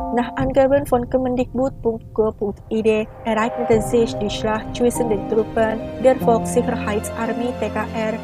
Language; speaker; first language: German; non-native, fluent; Indonesian